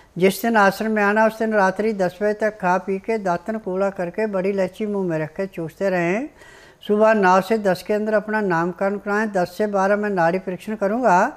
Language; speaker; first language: Hindi; native; Hindi